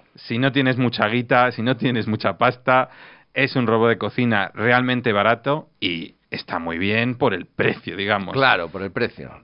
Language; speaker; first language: Spanish; non-native, fluent; Russian